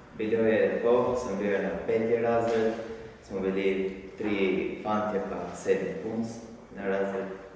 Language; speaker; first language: Slovenian; early bilingual, other home language; Albanian